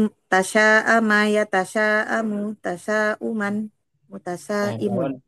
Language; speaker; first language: Arabic; non-native, learner; Indonesian